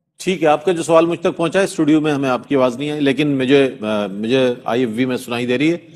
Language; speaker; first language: Urdu; native; Urdu